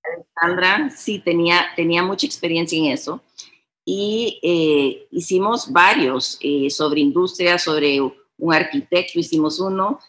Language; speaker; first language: Spanish; early bilingual, heritage; Spanish